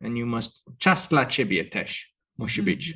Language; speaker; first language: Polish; non-native, learner; English